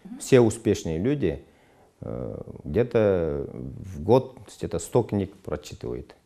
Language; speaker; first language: Russian; non-native, local second language; Kyrgyz